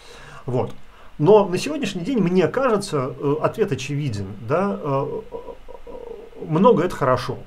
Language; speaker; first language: Russian; native; Russian